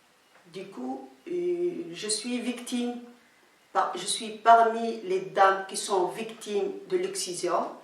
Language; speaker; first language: French; non-native, local second language; Somali